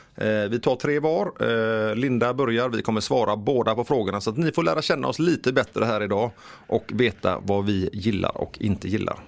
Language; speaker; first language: Swedish; native; Swedish